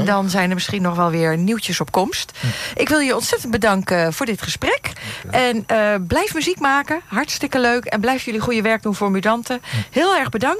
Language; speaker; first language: Dutch; native; Dutch